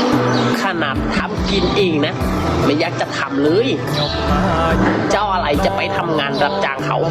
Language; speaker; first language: Thai; non-native, fluent; Khmer